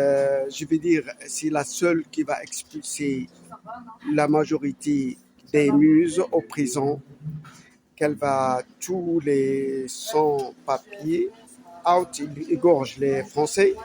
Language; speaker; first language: French; non-native, learner; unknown